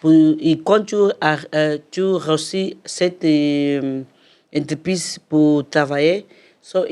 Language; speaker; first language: French; non-native, learner; Portuguese